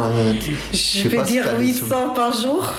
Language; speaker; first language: French; non-native, learner; Albanian